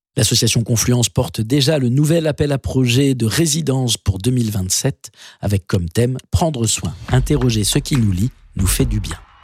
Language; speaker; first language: French; native; French